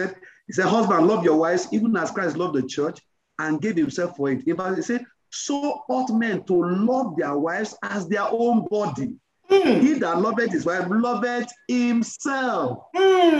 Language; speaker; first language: English; non-native, local second language; Yoruba